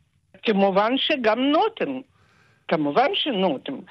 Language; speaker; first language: Hebrew; non-native, fluent; Russian